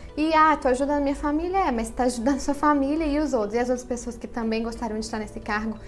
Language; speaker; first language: Portuguese; native; Portuguese